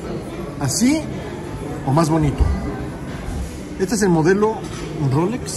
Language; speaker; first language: Spanish; native; Spanish